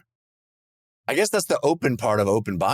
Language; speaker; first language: English; native; English